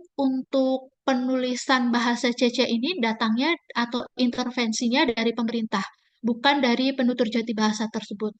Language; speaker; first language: Indonesian; native; Indonesian